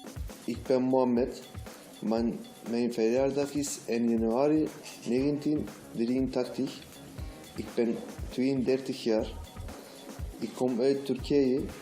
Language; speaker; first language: Dutch; non-native, learner; Turkish